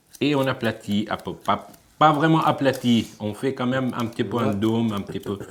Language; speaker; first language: French; non-native, fluent; Arabic